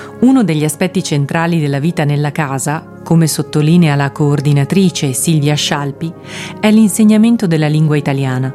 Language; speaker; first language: Italian; native; Italian